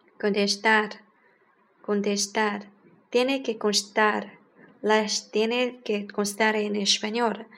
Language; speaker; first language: Spanish; non-native, learner; Chinese